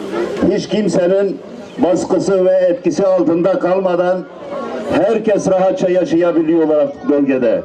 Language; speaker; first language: Turkish; native; Turkish